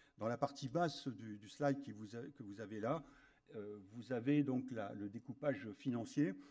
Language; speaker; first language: French; native; French